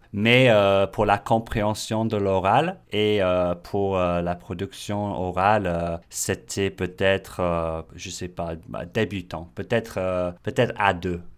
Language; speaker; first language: French; non-native, fluent; English